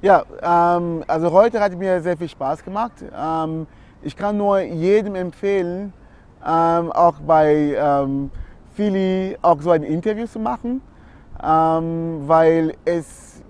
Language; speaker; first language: German; non-native, fluent; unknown